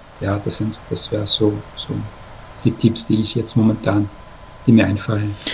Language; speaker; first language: German; early bilingual, other home language; Persian